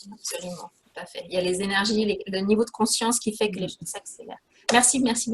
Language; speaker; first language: French; native; French